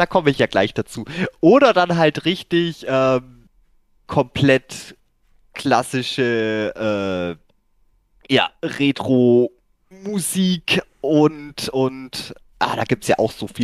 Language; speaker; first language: German; native; German